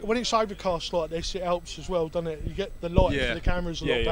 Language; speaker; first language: English; native; English